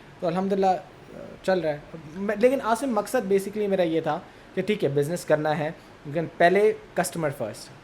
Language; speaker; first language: Urdu; early bilingual, heritage; Urdu